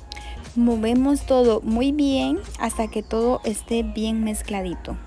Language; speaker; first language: Spanish; native; Spanish